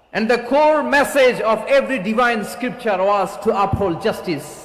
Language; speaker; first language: English; non-native, local second language; Bangla